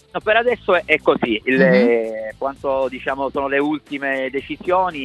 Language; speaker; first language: Italian; native; Italian